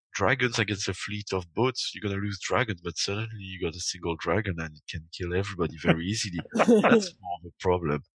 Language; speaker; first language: English; non-native, fluent; French